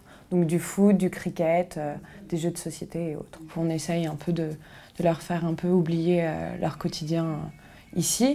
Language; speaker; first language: French; native; French